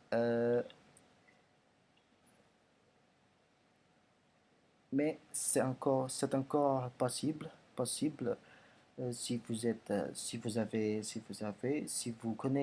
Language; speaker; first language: French; non-native, learner; Indonesian